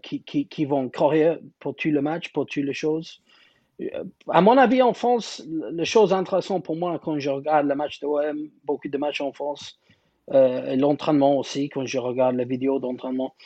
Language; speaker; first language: French; non-native, learner; English